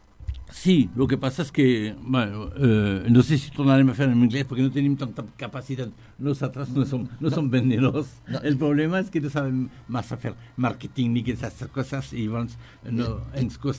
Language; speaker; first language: Catalan; non-native, learner; French